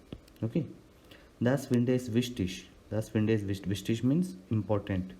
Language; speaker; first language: German; non-native, learner; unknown